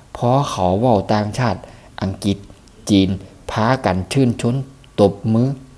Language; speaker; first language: Thai; native; Thai